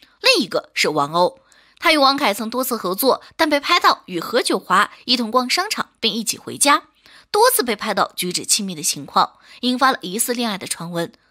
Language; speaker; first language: Chinese; native; Chinese